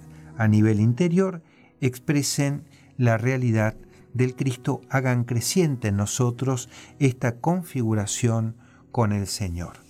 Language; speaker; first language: Spanish; native; Spanish